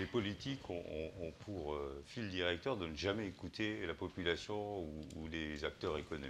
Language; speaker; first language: French; native; French